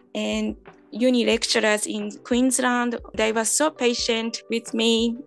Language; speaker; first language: English; non-native, fluent; Japanese